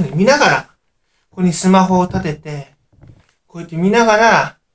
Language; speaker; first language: Japanese; native; Japanese